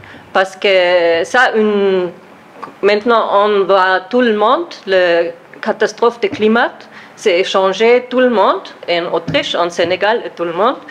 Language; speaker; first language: French; non-native, learner; German